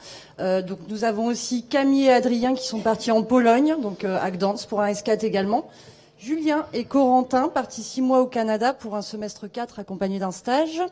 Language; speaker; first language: French; native; French